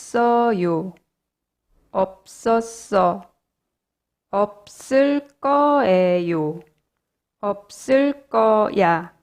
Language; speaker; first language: Korean; non-native, fluent; English